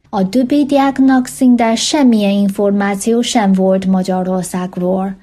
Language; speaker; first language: Hungarian; non-native, fluent; Chinese